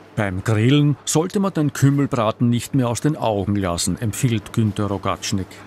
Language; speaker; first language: German; native; German